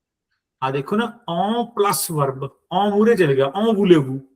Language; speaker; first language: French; non-native, fluent; Punjabi